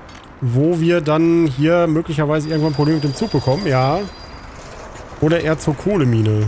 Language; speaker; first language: German; native; German